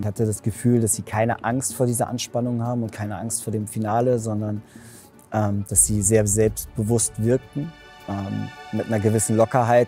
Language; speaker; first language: German; native; German